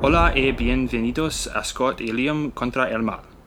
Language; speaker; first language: Spanish; non-native, learner; English